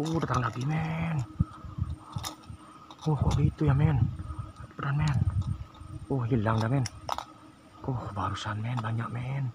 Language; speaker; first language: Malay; non-native, local second language; Javanese